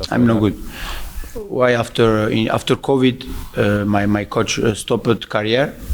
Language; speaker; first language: English; non-native, learner; French